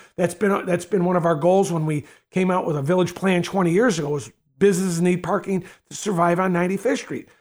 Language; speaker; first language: English; native; English